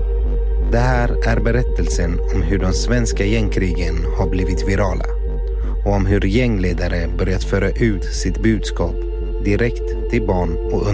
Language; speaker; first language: Swedish; native; Swedish